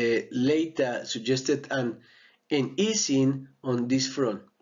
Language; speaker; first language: English; non-native, fluent; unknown